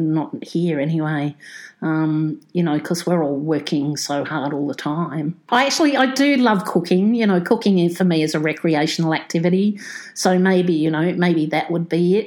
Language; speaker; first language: English; native; English